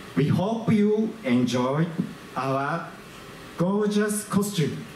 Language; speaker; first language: English; non-native, learner; Japanese